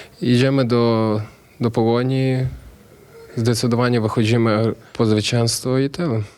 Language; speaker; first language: Polish; non-native, learner; Ukrainian